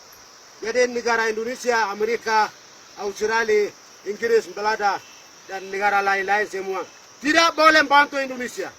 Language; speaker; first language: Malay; non-native, local second language; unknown